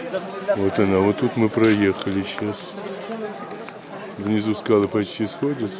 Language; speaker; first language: Russian; native; Russian